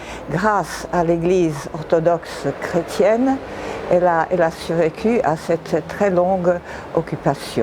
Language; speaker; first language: French; non-native, fluent; Serbian